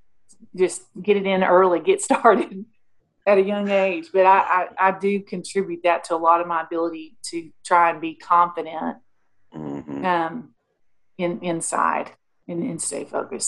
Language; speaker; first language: English; native; English